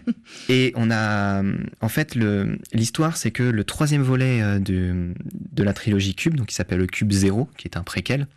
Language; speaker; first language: French; native; French